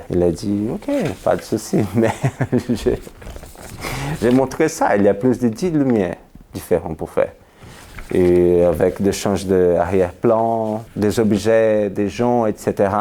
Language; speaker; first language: French; non-native, fluent; Portuguese